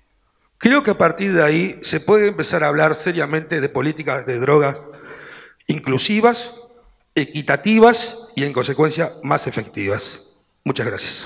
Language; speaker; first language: Spanish; native; Spanish